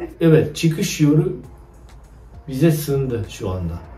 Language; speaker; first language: Turkish; non-native, fluent; Japanese